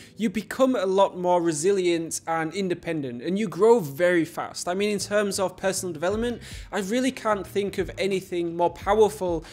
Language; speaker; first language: English; native; English